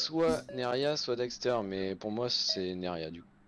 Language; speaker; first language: French; native; French